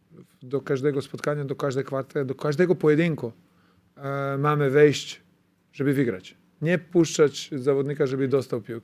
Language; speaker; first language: Polish; non-native, fluent; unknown